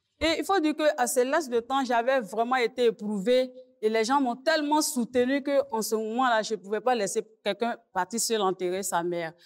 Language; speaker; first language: French; native; French